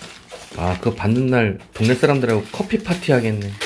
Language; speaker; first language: Korean; native; Korean